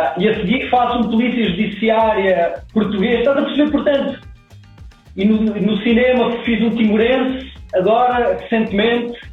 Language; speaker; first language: Portuguese; native; Portuguese